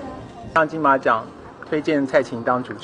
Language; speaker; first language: Chinese; native; Chinese